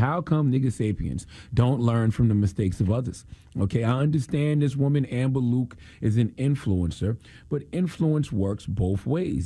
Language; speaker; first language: English; native; English